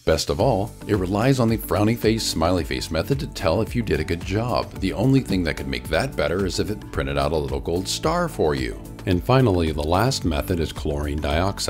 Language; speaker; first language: English; native; English